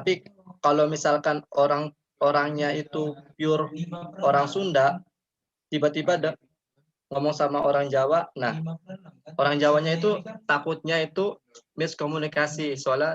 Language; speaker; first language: Indonesian; non-native, local second language; Javanese